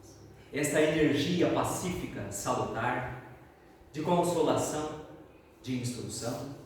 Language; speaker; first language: Portuguese; native; Portuguese